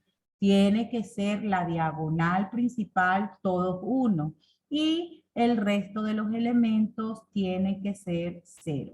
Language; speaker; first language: Spanish; native; Spanish